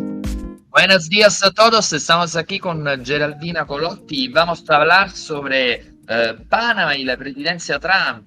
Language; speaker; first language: Spanish; non-native, fluent; Italian